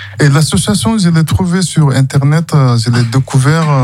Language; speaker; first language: French; non-native, learner; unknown